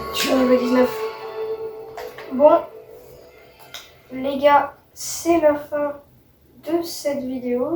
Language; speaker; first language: French; native; French